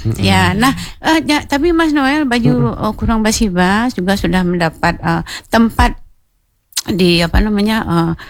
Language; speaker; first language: Indonesian; non-native, local second language; Minangkabau